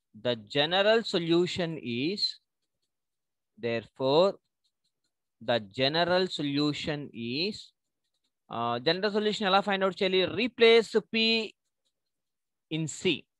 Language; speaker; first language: English; non-native, local second language; Telugu